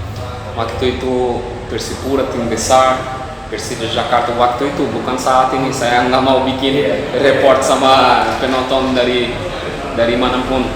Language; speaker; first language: Indonesian; non-native, fluent; Portuguese